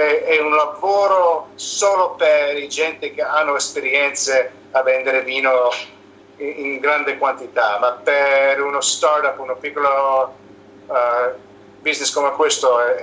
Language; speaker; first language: Italian; non-native, learner; English